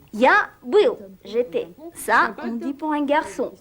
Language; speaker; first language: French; non-native, fluent; Russian